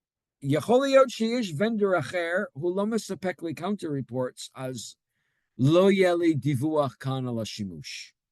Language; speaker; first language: Hebrew; non-native, fluent; English